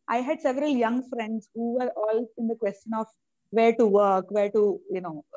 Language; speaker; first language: English; non-native, local second language; Malayalam